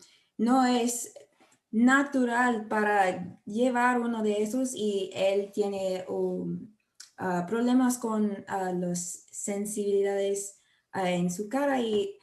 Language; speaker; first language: Spanish; non-native, learner; English